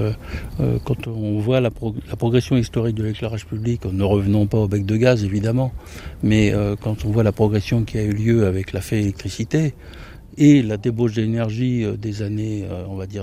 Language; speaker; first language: French; native; French